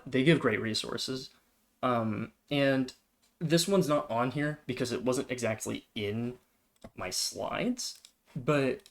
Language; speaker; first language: English; native; English